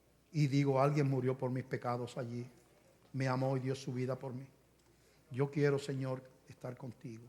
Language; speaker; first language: Spanish; native; Spanish